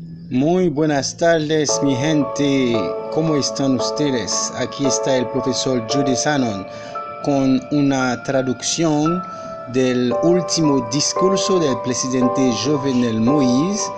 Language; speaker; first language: Spanish; non-native, fluent; Haitian Creole